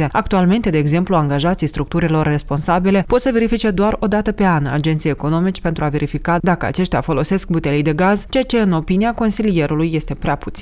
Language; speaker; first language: Romanian; native; Romanian